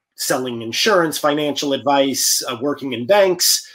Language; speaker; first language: English; native; English